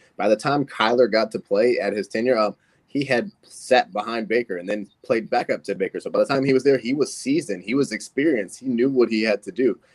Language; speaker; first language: English; native; English